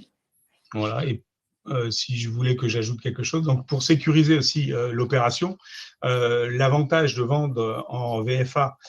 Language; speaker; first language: French; native; French